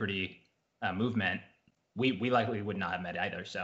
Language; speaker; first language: English; native; English